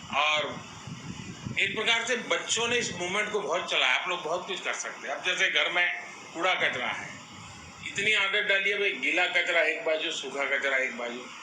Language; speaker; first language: Hindi; non-native, local second language; Gujarati